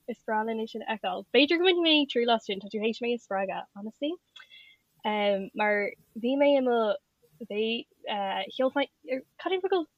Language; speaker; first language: Irish; native; Irish